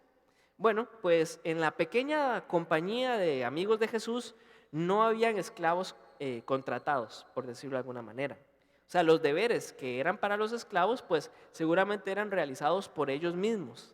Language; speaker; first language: Spanish; native; Spanish